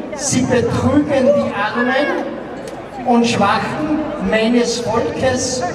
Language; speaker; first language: German; native; German